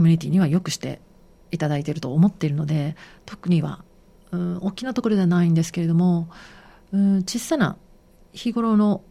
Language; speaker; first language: Japanese; native; Japanese